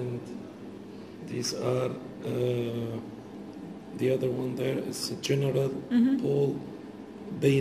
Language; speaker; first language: English; non-native, learner; Arabic